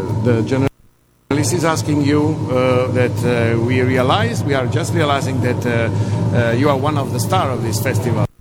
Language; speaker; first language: English; non-native, fluent; Italian